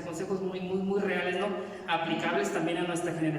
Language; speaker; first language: Spanish; native; Spanish